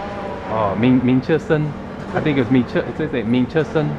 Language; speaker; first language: Vietnamese; non-native, learner; English